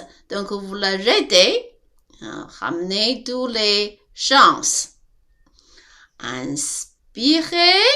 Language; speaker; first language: French; non-native, learner; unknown